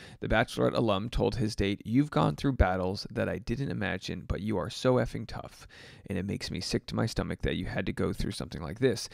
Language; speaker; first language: English; native; English